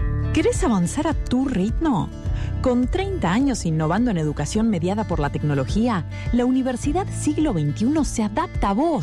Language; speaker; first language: Spanish; native; Spanish